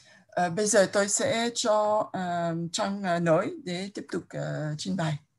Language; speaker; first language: Vietnamese; non-native, fluent; French